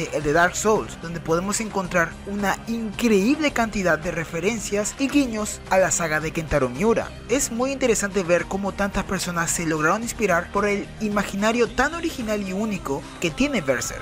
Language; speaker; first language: Spanish; native; Spanish